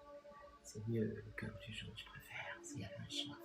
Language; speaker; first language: French; native; French